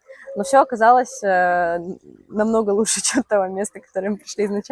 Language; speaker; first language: Russian; native; Russian